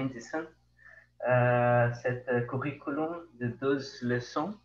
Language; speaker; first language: French; non-native, learner; Portuguese